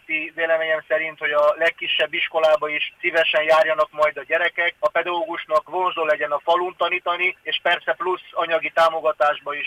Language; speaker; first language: Hungarian; native; Hungarian